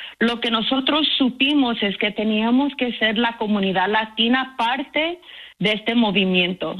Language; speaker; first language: Spanish; early bilingual, heritage; Spanish